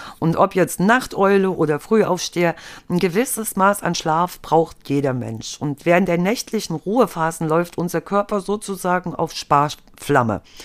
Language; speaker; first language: German; native; German